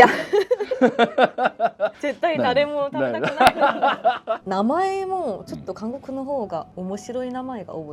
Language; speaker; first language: Japanese; non-native, learner; Korean